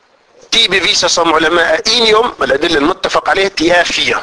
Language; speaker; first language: Danish; non-native, fluent; Arabic